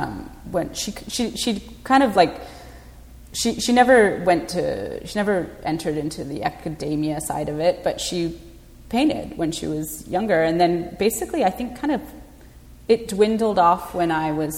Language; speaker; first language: English; native; English